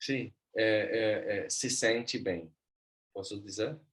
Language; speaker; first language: Portuguese; non-native, learner; Swedish